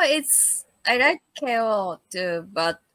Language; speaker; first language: English; non-native, learner; Japanese